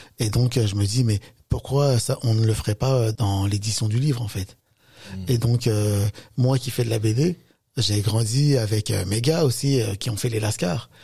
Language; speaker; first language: French; native; French